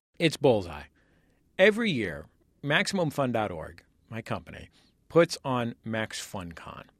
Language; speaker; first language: English; native; English